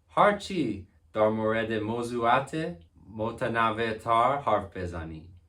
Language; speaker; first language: Persian; non-native, learner; English